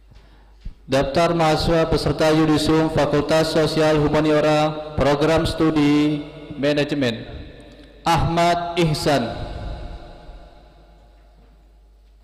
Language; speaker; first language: Indonesian; native; Indonesian